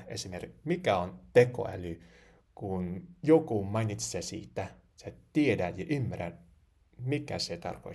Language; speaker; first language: Finnish; non-native, learner; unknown